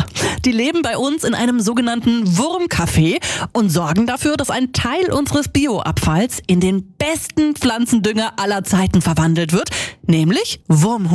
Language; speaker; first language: German; native; German